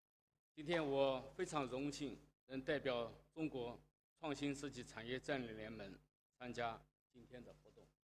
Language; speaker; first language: Chinese; native; Chinese